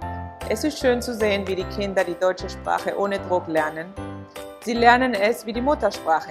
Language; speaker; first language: German; non-native, fluent; Spanish